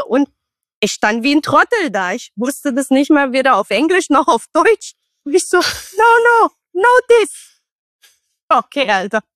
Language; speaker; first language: German; non-native, fluent; Romanian